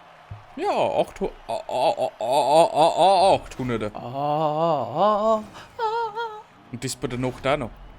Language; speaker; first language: German; native; German